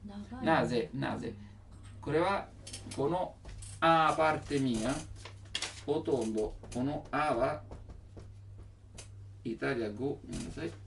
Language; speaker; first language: Japanese; non-native, learner; Italian